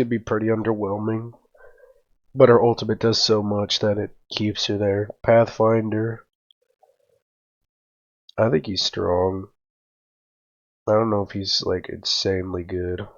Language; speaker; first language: English; native; English